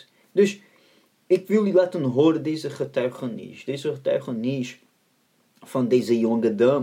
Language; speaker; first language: Dutch; non-native, fluent; Portuguese